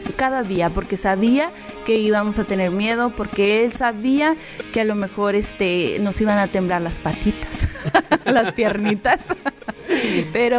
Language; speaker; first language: Spanish; native; Spanish